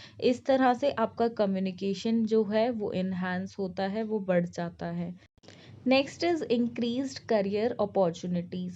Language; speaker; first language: Hindi; native; Hindi